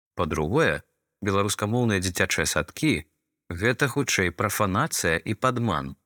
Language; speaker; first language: Belarusian; non-native, local second language; Russian